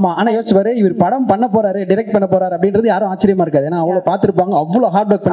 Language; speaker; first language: Tamil; native; Tamil